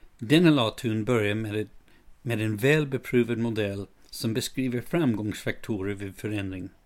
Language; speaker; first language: Swedish; non-native, fluent; English